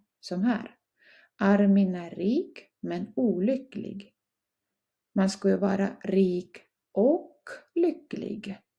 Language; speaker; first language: Swedish; non-native, fluent; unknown